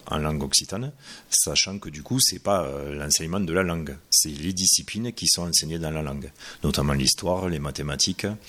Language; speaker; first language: French; native; French